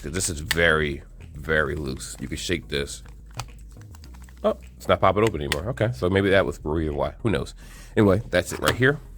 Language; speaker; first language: English; native; English